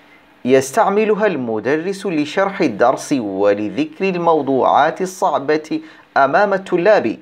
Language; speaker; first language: Arabic; non-native, fluent; Bangla